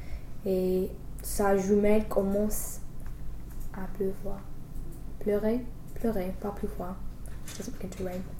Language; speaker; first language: French; non-native, fluent; English